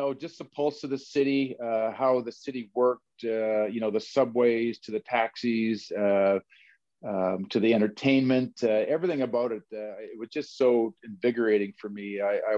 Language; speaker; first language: English; native; English